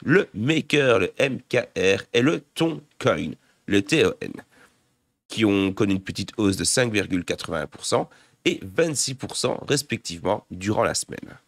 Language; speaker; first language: French; native; French